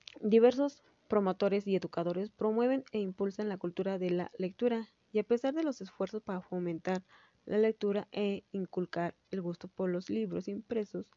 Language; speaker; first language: Spanish; native; Spanish